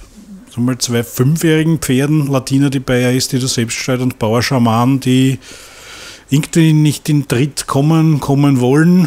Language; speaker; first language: German; native; German